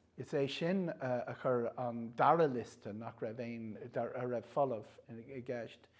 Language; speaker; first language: Irish; non-native, local second language; English